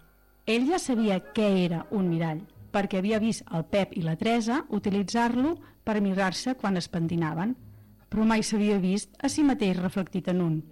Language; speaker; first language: Catalan; native; Catalan